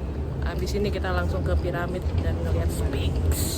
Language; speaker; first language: Indonesian; native; Indonesian